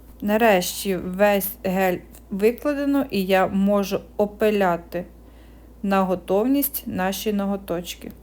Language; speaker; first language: Ukrainian; native; Ukrainian